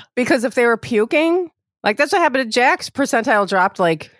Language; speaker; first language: English; native; English